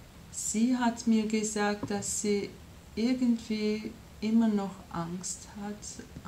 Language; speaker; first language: German; non-native, fluent; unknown